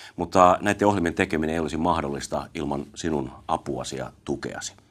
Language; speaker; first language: Finnish; native; Finnish